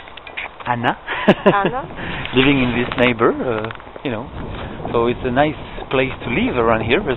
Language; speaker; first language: English; non-native, fluent; French